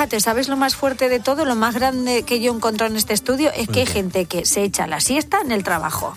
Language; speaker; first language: Spanish; native; Spanish